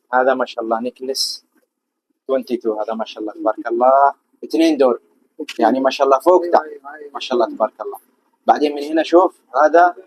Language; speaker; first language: Arabic; non-native, learner; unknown